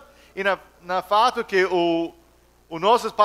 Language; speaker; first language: Portuguese; non-native, fluent; English